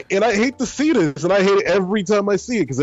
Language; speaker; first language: English; native; English